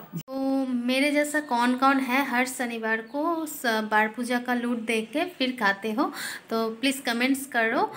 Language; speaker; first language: Hindi; non-native, local second language; Bangla